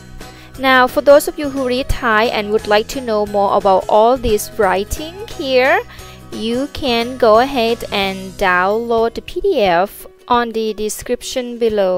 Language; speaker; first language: English; non-native, fluent; Thai